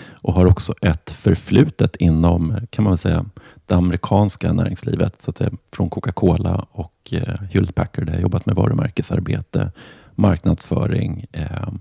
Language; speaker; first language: Swedish; native; Swedish